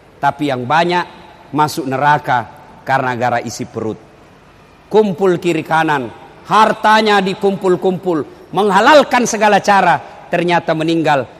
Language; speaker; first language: Indonesian; non-native, local second language; Buginese